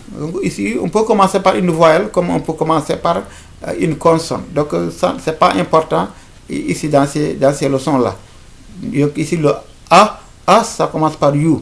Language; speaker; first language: French; non-native, local second language; Fula